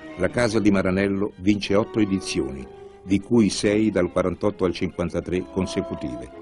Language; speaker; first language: Italian; native; Italian